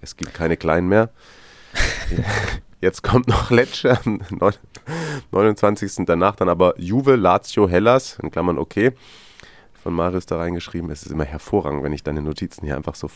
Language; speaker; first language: German; native; German